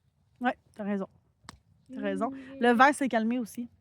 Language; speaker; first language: French; native; French